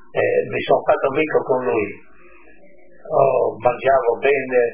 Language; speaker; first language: Italian; non-native, local second language; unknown